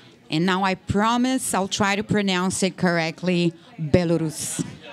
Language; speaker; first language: English; non-native, fluent; Portuguese